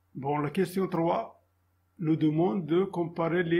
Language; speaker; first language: French; non-native, local second language; Arabic